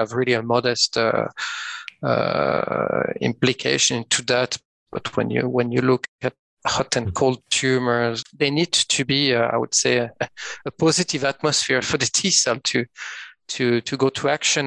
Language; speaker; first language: English; non-native, fluent; French